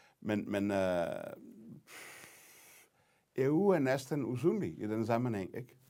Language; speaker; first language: Danish; non-native, fluent; Portuguese